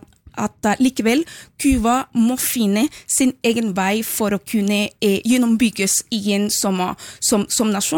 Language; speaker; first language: Norwegian; non-native, fluent; Spanish